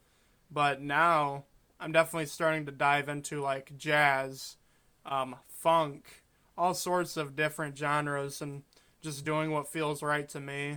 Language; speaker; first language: English; native; English